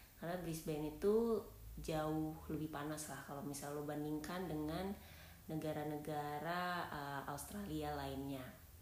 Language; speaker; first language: Indonesian; native; Indonesian